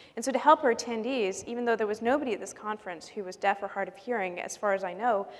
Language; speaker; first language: English; native; English